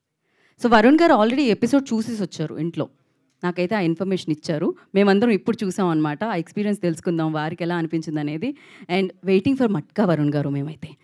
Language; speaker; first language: Telugu; native; Telugu